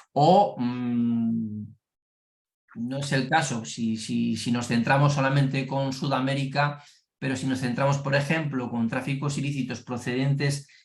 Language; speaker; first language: Spanish; native; Spanish